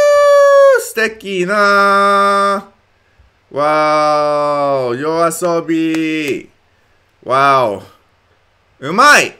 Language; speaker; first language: Japanese; non-native, learner; English